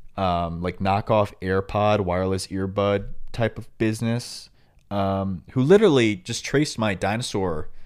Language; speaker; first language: English; native; English